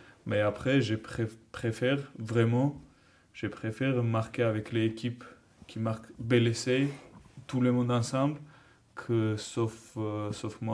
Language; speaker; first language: French; non-native, learner; Georgian